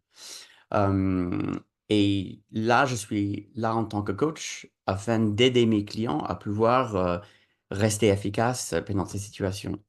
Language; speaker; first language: French; non-native, fluent; English